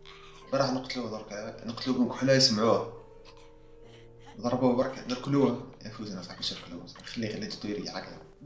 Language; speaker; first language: Arabic; native; Arabic